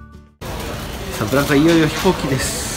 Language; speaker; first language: Japanese; native; Japanese